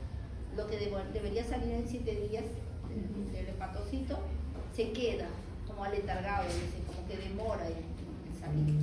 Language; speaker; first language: Spanish; native; Spanish